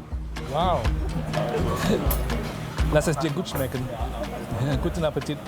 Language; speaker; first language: German; non-native, fluent; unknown